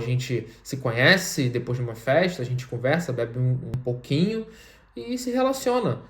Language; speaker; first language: Portuguese; native; Portuguese